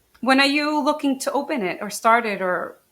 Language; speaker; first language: English; native; English